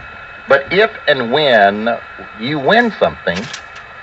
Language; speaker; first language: English; native; English